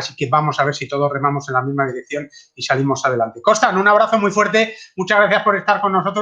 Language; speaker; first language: Spanish; native; Spanish